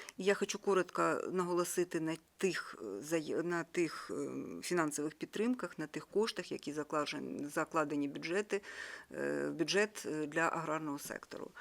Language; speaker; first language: Ukrainian; native; Ukrainian